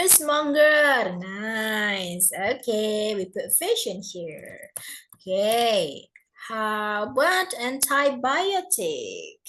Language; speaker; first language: English; non-native, fluent; Indonesian